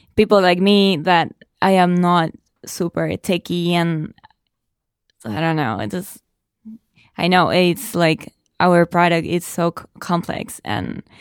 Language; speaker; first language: English; non-native, fluent; Spanish